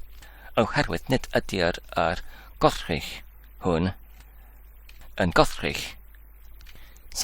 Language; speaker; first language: Welsh; non-native, learner; English